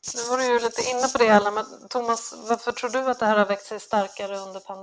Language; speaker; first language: Swedish; native; Swedish